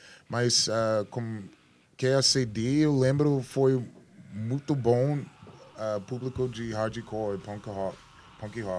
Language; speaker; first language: Portuguese; non-native, learner; English